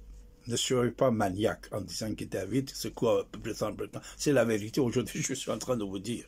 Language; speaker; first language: French; non-native, fluent; Persian